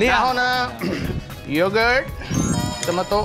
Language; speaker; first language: Chinese; non-native, learner; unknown